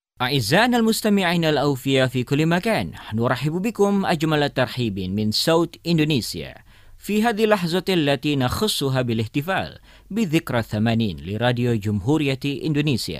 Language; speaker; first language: Arabic; non-native, fluent; Indonesian